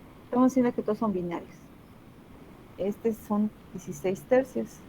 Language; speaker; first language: Spanish; native; Spanish